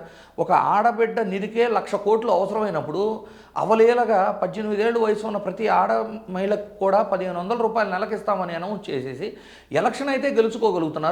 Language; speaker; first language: Telugu; native; Telugu